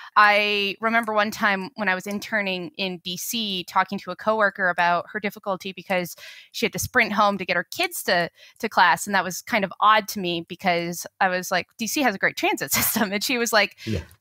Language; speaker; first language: English; native; English